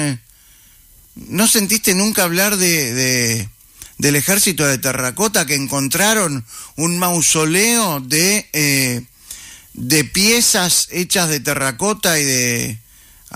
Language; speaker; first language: Spanish; native; Spanish